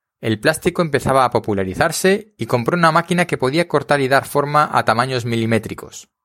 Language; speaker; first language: Spanish; native; Spanish